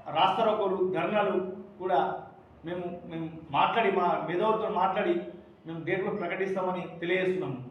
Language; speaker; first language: Telugu; non-native, local second language; Lambadi